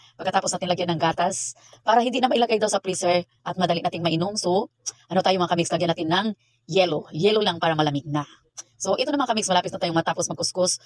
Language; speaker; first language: Filipino; non-native, local second language; Cebuano